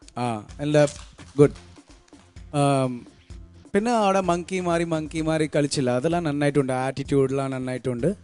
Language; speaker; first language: Malayalam; non-native, local second language; Tamil